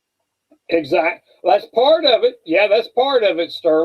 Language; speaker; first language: English; native; English